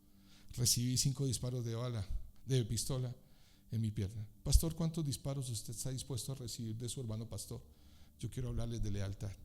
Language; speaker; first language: Spanish; native; Spanish